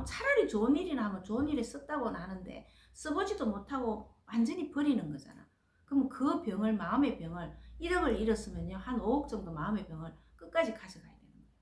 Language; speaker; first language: Korean; native; Korean